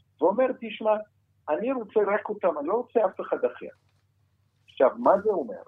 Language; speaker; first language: Hebrew; non-native, fluent; Russian